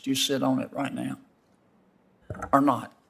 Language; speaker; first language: English; native; English